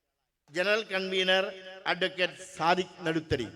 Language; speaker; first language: Malayalam; native; Malayalam